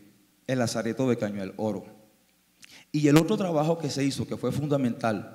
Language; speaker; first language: Spanish; native; Spanish